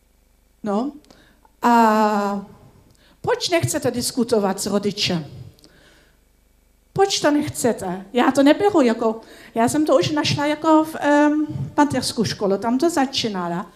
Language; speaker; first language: Czech; non-native, learner; Dutch